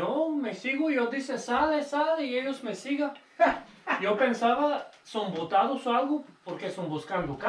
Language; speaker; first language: Spanish; non-native, learner; Bulgarian